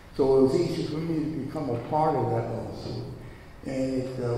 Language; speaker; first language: English; native; English